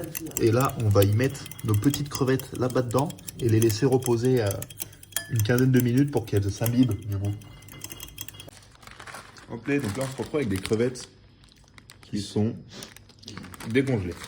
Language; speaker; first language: French; native; French